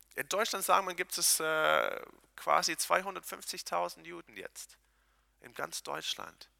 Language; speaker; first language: German; non-native, fluent; Hebrew